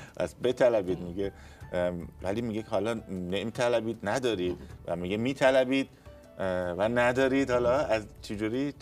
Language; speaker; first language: Persian; native; Persian